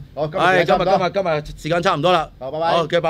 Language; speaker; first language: Cantonese; native; Cantonese